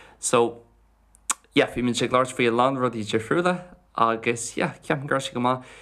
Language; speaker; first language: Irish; non-native, local second language; English